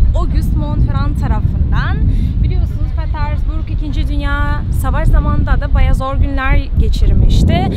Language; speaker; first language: Turkish; non-native, fluent; Russian